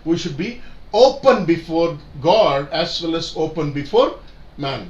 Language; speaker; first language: English; non-native, local second language; Tamil